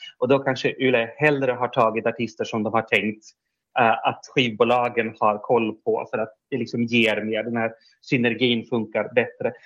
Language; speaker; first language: Swedish; native; Swedish